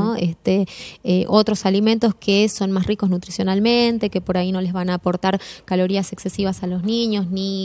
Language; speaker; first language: Spanish; native; Spanish